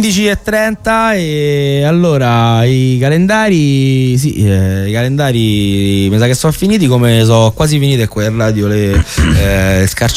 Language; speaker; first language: Italian; native; Italian